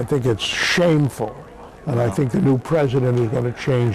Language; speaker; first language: English; native; English